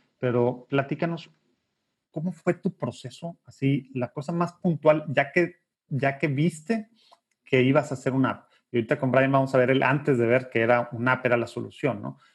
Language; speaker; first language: Spanish; native; Spanish